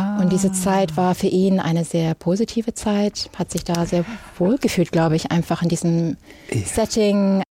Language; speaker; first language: German; early bilingual, other home language; English